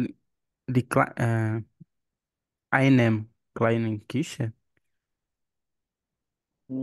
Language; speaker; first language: German; non-native, learner; Portuguese